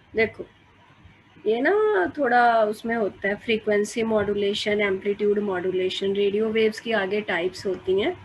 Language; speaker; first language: Hindi; non-native, local second language; Punjabi